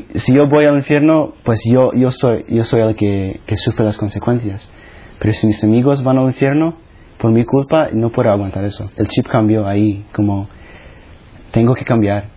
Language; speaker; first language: Spanish; non-native, fluent; Filipino